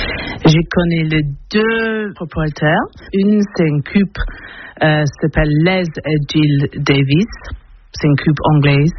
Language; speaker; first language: French; non-native, learner; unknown